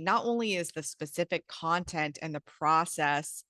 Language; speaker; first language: English; native; English